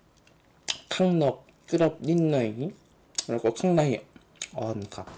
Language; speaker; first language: Thai; non-native, learner; Korean